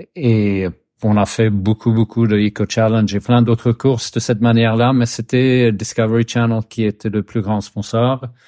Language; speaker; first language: French; non-native, fluent; Swedish